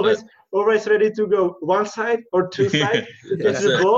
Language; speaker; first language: English; non-native, learner; Czech